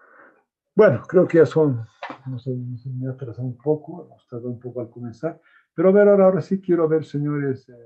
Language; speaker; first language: Spanish; native; Spanish